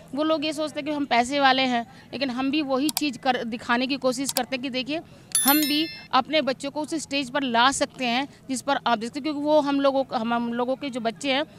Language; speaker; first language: Hindi; native; Hindi